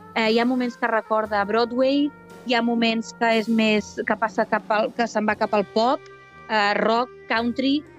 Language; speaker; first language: Catalan; native; Catalan